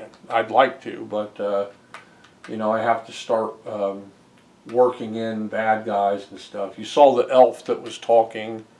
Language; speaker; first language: English; native; English